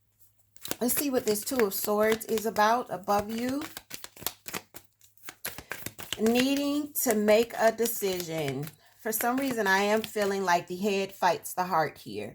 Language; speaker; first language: English; native; English